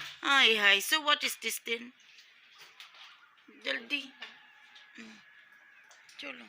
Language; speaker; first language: English; non-native, learner; Hiligaynon